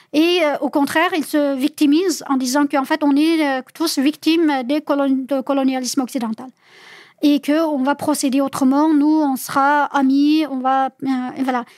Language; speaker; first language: French; non-native, fluent; Chinese